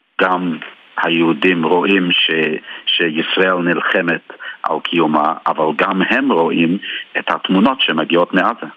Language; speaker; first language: Hebrew; non-native, fluent; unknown